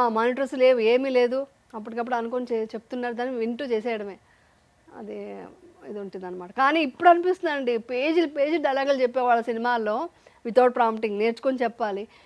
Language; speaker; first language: Telugu; native; Telugu